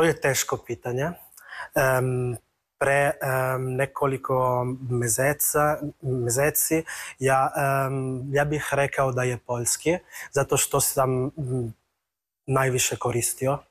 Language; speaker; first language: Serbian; non-native, learner; Italian